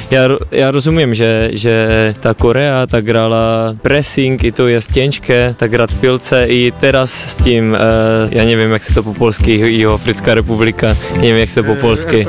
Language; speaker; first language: Polish; non-native, learner; Czech